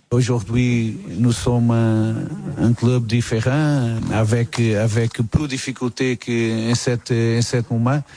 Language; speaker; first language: French; non-native, fluent; Portuguese